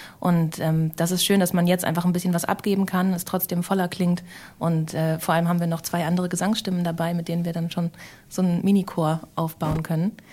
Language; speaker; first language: German; native; German